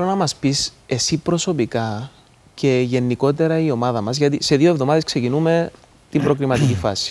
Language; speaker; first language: Greek; native; Greek